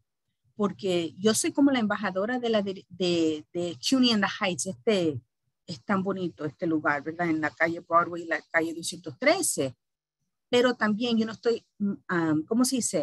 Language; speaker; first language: Spanish; early bilingual, heritage; Spanish